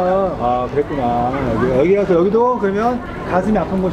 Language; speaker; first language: Korean; native; Korean